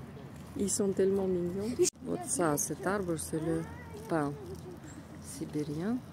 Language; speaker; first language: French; non-native, fluent; Russian